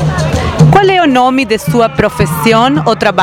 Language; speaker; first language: Portuguese; non-native, fluent; Spanish